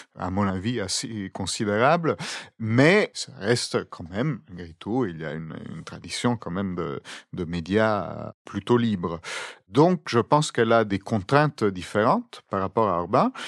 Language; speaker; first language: French; non-native, fluent; Italian